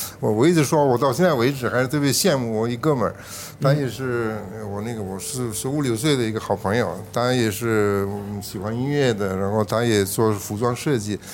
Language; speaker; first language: Chinese; non-native, fluent; Italian